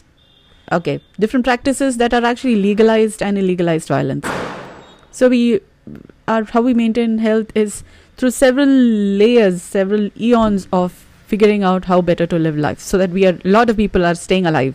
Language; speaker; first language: English; non-native, local second language; Malayalam